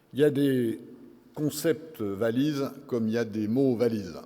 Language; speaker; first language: French; native; French